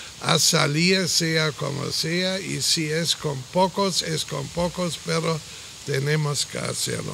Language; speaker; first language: Spanish; non-native, fluent; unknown